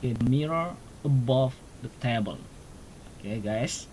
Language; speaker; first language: English; non-native, learner; Indonesian